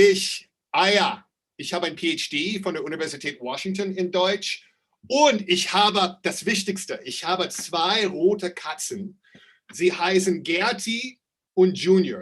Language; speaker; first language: German; non-native, fluent; English